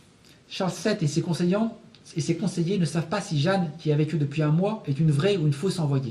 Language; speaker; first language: French; native; French